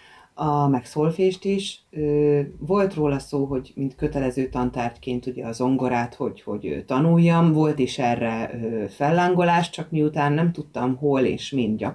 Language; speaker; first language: Hungarian; native; Hungarian